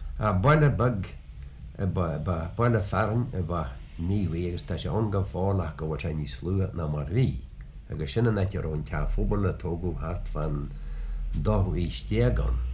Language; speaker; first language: Irish; native; Irish